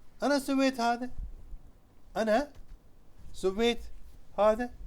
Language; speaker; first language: Arabic; non-native, fluent; Urdu